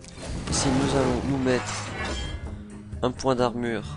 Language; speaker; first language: French; native; French